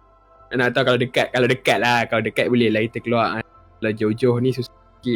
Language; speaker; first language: Malay; native; Malay